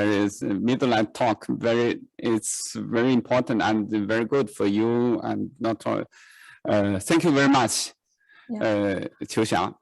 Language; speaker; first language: English; non-native, learner; Chinese